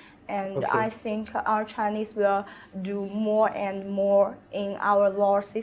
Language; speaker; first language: English; non-native, learner; Chinese